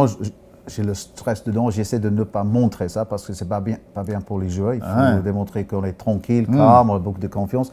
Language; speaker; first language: French; non-native, fluent; English